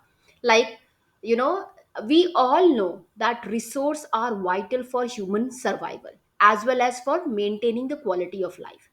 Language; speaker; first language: English; non-native, local second language; Hindi